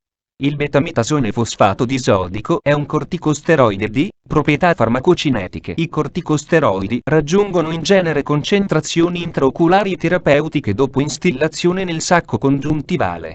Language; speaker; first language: Italian; native; Italian